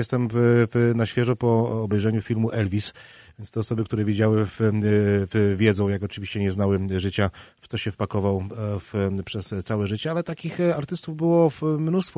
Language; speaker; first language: Polish; native; Polish